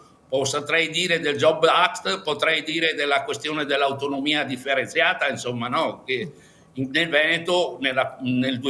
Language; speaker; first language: Italian; native; Italian